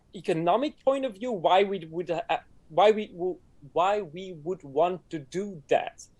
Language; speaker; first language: English; non-native, fluent; Dutch